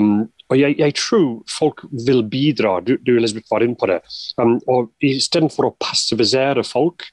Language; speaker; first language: Norwegian; non-native, fluent; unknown